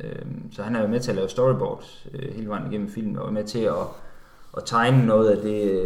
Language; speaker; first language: Danish; native; Danish